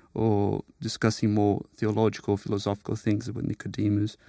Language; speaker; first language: English; non-native, fluent; Portuguese